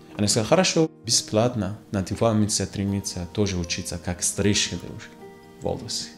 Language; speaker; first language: Russian; non-native, learner; Persian